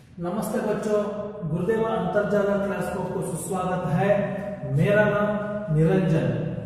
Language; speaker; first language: Hindi; non-native, local second language; Kannada